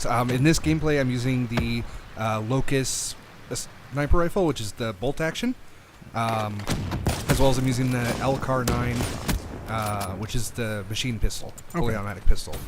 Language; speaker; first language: English; native; English